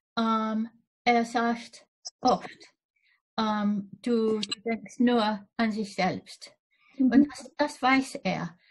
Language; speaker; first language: German; non-native, fluent; English